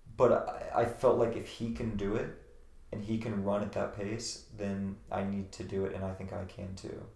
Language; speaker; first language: English; native; English